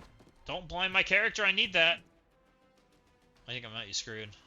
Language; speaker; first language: English; native; English